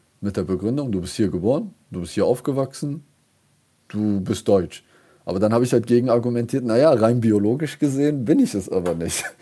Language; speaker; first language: German; early bilingual, other home language; Kurdish